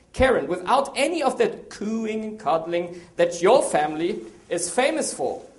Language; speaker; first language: English; non-native, fluent; German